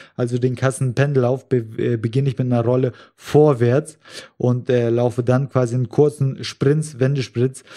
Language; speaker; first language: German; early bilingual, other home language; Russian